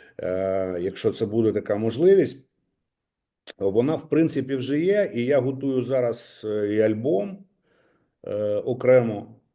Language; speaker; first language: Ukrainian; native; Ukrainian